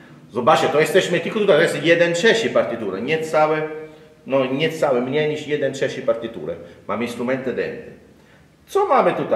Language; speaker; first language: Polish; non-native, learner; Italian